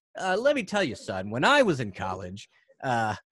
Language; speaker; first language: English; native; English